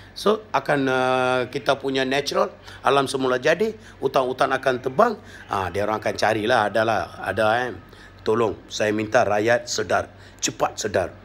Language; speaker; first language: Malay; non-native, local second language; Tamil